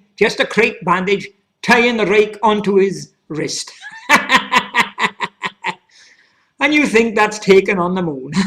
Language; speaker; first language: English; native; English